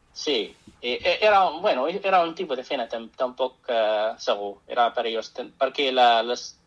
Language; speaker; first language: Catalan; non-native, fluent; Arabic